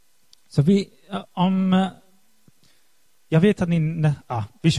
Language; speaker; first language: Swedish; non-native, fluent; English